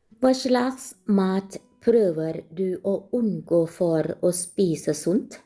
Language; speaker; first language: Norwegian; non-native, learner; Thai